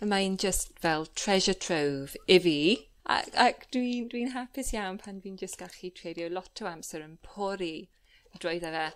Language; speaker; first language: Welsh; non-native, learner; English